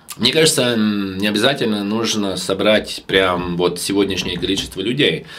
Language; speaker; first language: Russian; non-native, local second language; Latvian